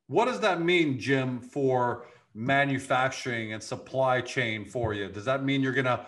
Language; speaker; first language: English; native; English